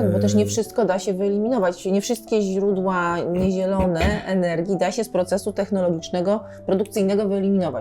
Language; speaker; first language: Polish; native; Polish